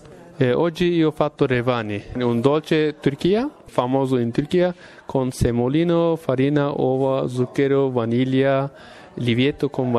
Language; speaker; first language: Italian; non-native, learner; Kurdish